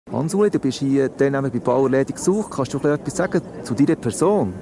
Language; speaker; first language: German; native; German